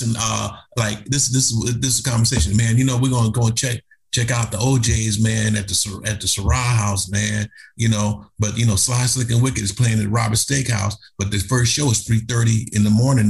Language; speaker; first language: English; native; English